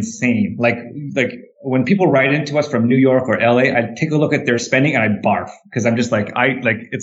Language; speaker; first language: English; native; English